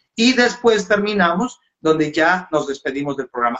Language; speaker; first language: Spanish; native; Spanish